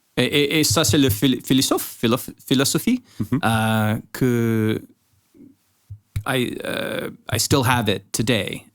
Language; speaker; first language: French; non-native, learner; English